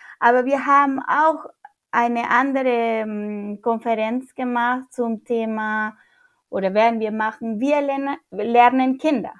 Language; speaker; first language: German; non-native, fluent; Spanish